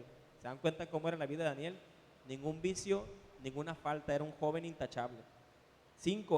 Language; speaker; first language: Spanish; native; Spanish